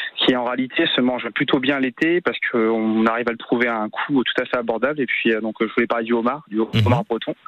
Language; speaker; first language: French; native; French